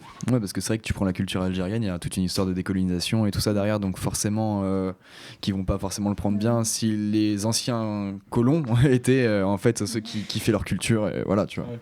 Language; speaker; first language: French; native; French